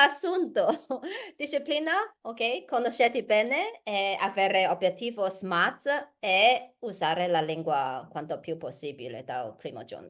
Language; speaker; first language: Italian; non-native, learner; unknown